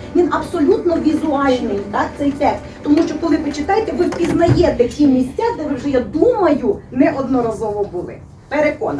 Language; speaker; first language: Ukrainian; native; Ukrainian